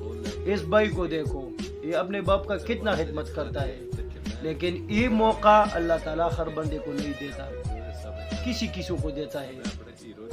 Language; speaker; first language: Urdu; non-native, local second language; Pashto